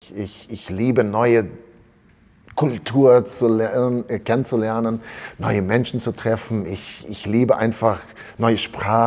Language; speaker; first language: German; early bilingual, heritage; German